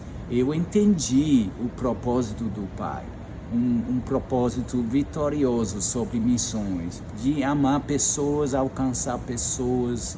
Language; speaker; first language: Portuguese; non-native, fluent; English